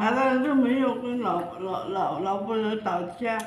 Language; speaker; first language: Chinese; non-native, learner; Filipino